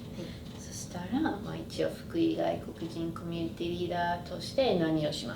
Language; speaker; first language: Japanese; non-native, learner; English